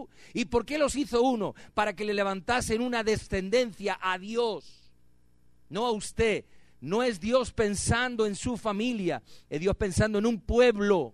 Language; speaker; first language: Spanish; native; Spanish